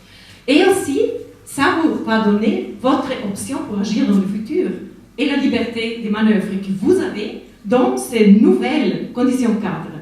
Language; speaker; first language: French; non-native, fluent; Spanish